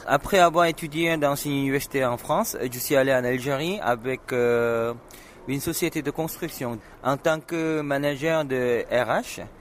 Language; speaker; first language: French; non-native, fluent; Korean